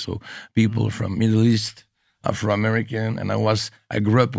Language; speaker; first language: English; non-native, fluent; French